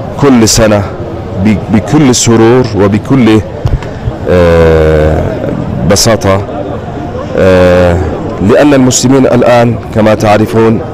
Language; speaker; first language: Arabic; non-native, fluent; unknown